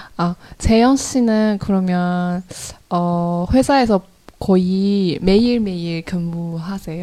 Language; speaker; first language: Korean; non-native, fluent; Chinese